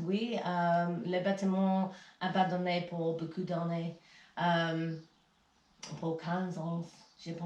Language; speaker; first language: French; non-native, learner; English